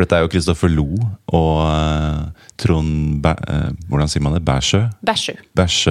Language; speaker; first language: Norwegian; native; Norwegian